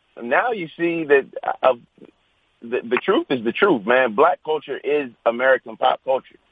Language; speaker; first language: English; native; English